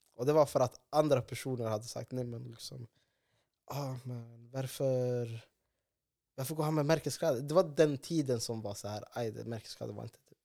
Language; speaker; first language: Swedish; early bilingual, other home language; Somali